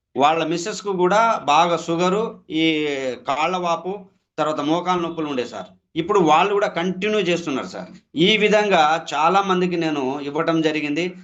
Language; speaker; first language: Telugu; non-native, local second language; Lambadi